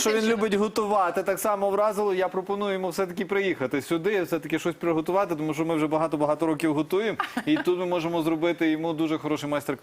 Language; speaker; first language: Ukrainian; native; Ukrainian